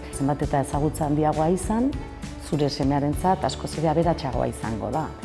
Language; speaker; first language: Basque; native; Basque